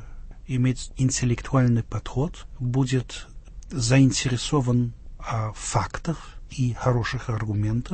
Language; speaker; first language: Russian; non-native, fluent; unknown